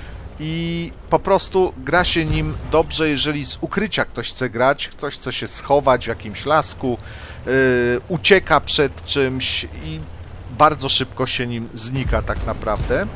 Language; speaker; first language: Polish; native; Polish